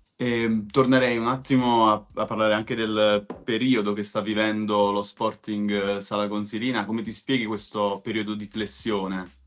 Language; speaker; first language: Italian; native; Italian